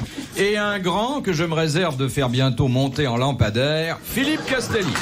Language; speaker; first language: French; native; French